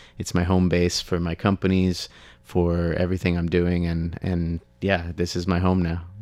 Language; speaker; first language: English; native; English